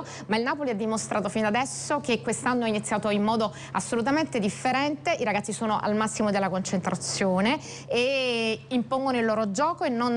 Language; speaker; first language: Italian; native; Italian